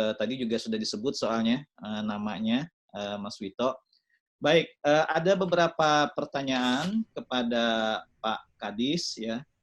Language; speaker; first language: Indonesian; native; Indonesian